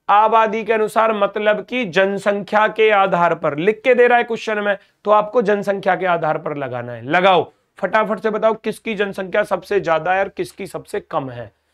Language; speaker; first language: Hindi; native; Hindi